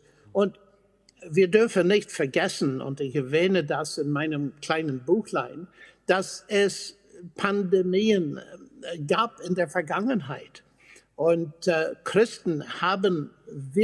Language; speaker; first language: German; non-native, fluent; English